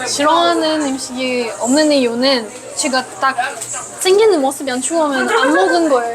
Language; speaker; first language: Korean; non-native, fluent; Russian